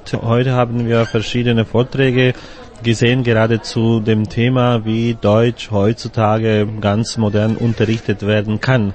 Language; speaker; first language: German; non-native, fluent; Slovak